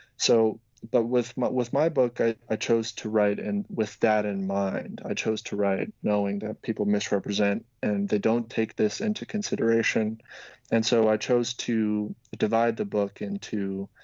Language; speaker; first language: English; non-native, fluent; Slovak